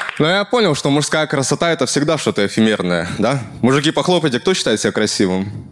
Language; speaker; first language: Russian; native; Russian